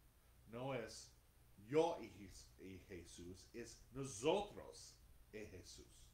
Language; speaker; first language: Spanish; non-native, fluent; English